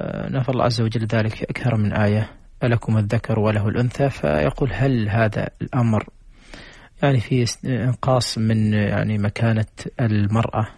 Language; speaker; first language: Arabic; native; Arabic